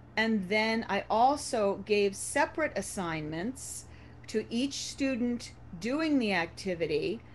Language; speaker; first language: English; native; English